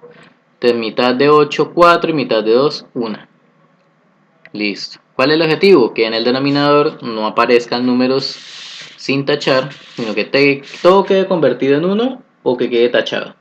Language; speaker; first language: Spanish; native; Spanish